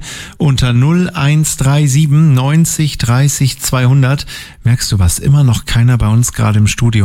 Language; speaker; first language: German; native; German